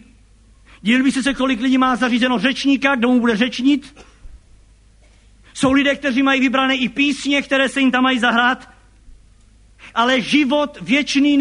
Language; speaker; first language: Czech; native; Czech